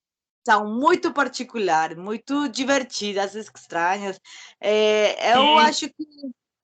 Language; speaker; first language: Portuguese; non-native, learner; Spanish